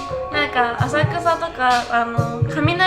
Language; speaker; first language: Japanese; native; Japanese